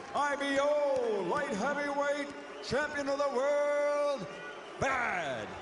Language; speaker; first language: English; native; English